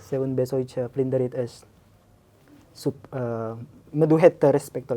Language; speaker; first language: Albanian; non-native, learner; Indonesian